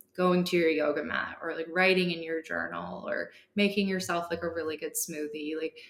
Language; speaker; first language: English; native; English